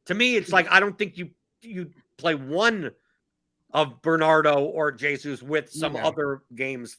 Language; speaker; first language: English; native; English